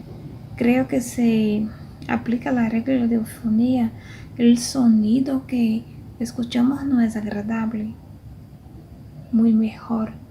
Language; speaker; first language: Spanish; non-native, fluent; Portuguese